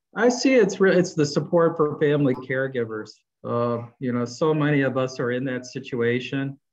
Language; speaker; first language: English; native; English